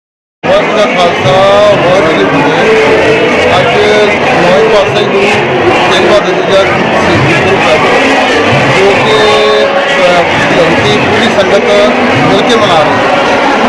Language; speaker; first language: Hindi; non-native, local second language; Punjabi